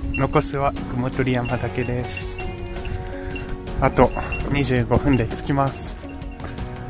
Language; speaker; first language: Japanese; native; Japanese